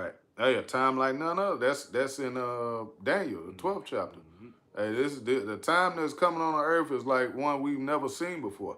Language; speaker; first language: English; native; English